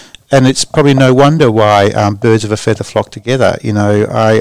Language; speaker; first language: English; native; English